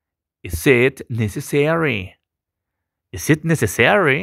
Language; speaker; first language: English; non-native, fluent; Spanish